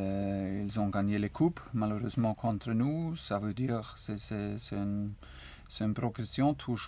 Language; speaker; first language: French; non-native, learner; German